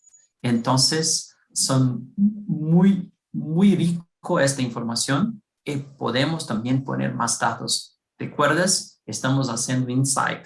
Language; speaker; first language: Spanish; non-native, fluent; Portuguese